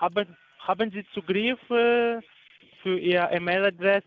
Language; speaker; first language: German; non-native, learner; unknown